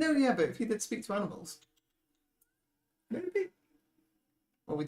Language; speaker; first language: English; native; English